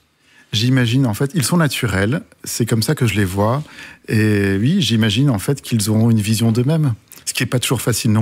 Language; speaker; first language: French; native; French